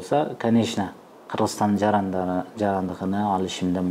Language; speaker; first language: Kyrgyz; non-native, fluent; Uzbek